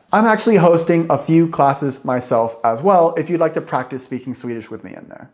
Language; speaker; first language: English; native; English